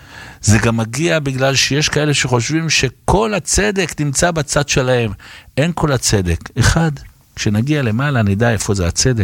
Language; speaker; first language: Hebrew; native; Hebrew